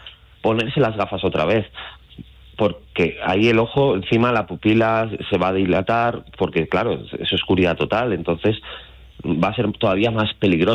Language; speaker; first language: Spanish; native; Spanish